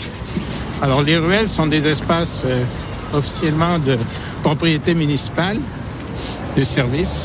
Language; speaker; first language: French; native; French